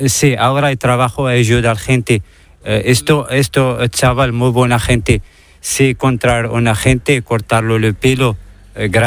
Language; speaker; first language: Spanish; non-native, learner; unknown